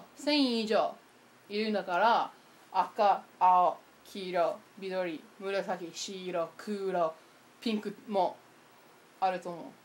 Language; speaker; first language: Japanese; non-native, learner; English